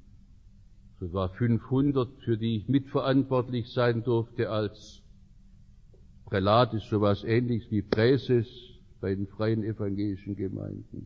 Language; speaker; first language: German; native; German